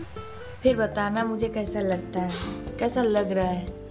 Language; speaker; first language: Hindi; non-native, local second language; Bangla